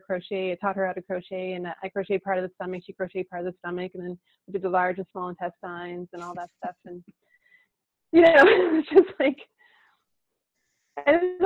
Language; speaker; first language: English; native; English